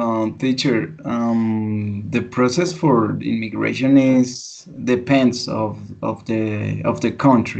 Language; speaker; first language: English; non-native, learner; Spanish